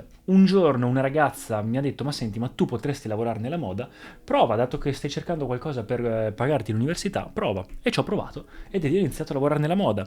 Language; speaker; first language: Italian; native; Italian